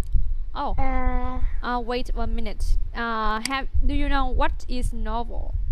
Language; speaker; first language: English; non-native, fluent; Vietnamese